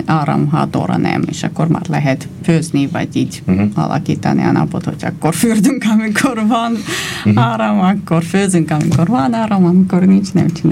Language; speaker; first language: Hungarian; non-native, fluent; Armenian